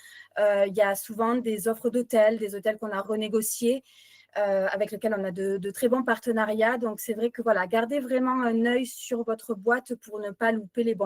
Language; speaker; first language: French; native; French